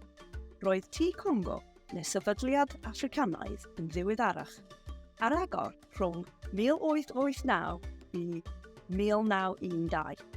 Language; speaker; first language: Welsh; native; Welsh